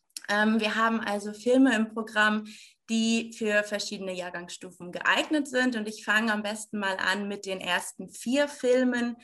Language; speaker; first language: German; native; German